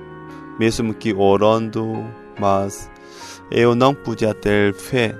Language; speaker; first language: Portuguese; non-native, fluent; Korean